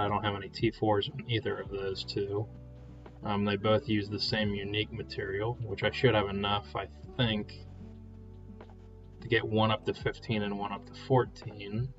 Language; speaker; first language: English; native; English